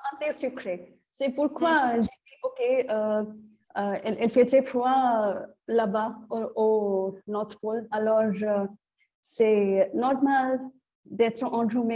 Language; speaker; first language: French; non-native, learner; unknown